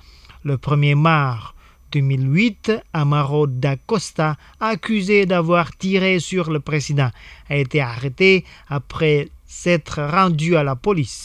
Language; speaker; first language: French; non-native, fluent; Indonesian